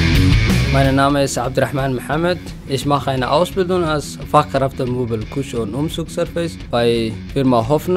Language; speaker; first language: German; non-native, learner; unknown